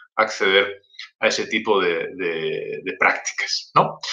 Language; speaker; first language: Spanish; native; Spanish